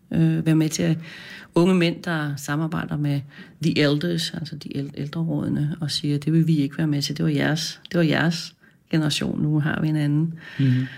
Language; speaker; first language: Danish; native; Danish